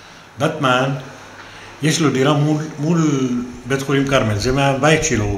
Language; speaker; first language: Hebrew; non-native, local second language; Arabic